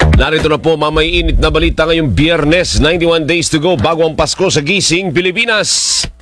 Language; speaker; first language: Filipino; non-native, local second language; Hiligaynon